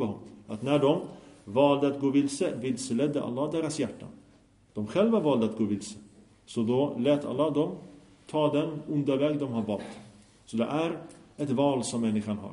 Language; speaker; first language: Swedish; early bilingual, other home language; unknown